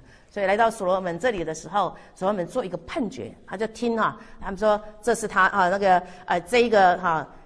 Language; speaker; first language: Chinese; native; Chinese